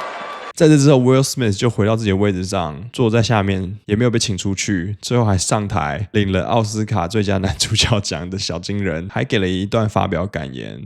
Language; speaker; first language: Chinese; native; Chinese